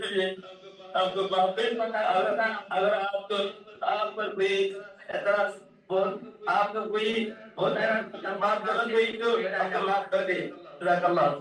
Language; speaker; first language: Hindi; non-native, learner; Rohingya